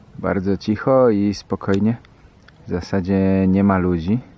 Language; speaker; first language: Polish; native; Polish